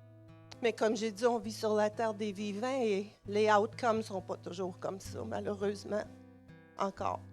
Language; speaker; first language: French; native; French